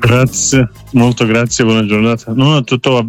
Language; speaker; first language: Italian; non-native, learner; Kurdish